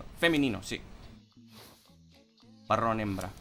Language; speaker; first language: Spanish; non-native, fluent; English